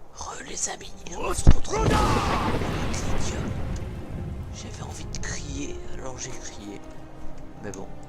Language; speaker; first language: French; native; French